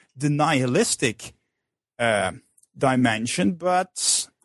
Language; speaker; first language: English; non-native, fluent; Dutch